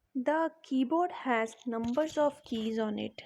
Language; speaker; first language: English; non-native, local second language; Punjabi